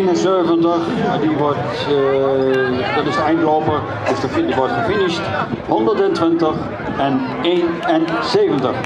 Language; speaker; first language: Dutch; native; Dutch